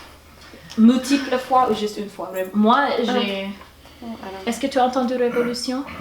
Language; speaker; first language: French; non-native, fluent; English